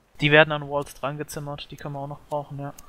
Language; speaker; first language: German; native; German